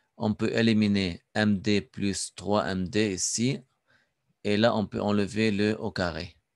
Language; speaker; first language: French; non-native, local second language; Arabic